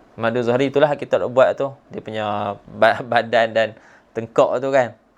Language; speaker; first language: Malay; native; Malay